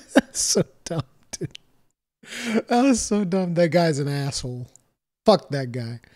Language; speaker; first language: English; native; English